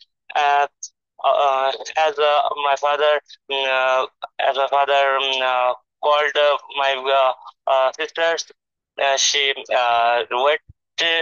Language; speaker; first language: English; non-native, learner; Bangla